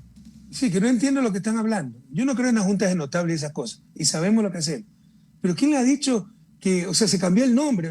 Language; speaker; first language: Spanish; native; Spanish